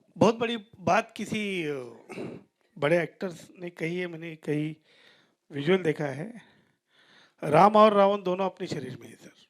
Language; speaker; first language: Hindi; native; Hindi